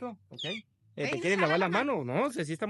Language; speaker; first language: Spanish; native; Spanish